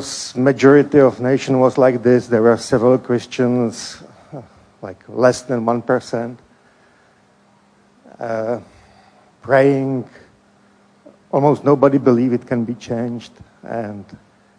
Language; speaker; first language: English; non-native, fluent; Czech